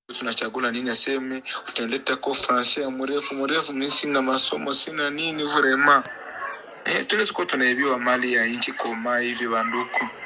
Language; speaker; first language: Swahili; native; Swahili